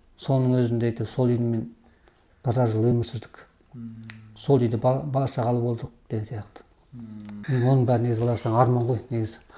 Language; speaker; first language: Kazakh; early bilingual, heritage; Kazakh